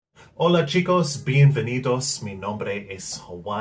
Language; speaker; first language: Spanish; non-native, learner; English